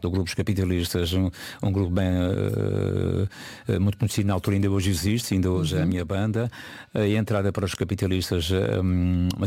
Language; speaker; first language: Portuguese; native; Portuguese